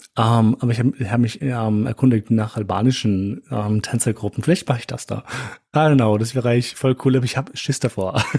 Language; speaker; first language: German; early bilingual, other home language; Albanian